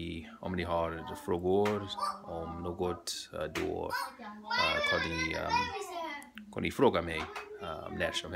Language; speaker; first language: Swedish; non-native, learner; English